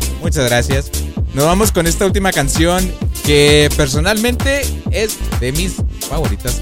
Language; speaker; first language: Spanish; native; Spanish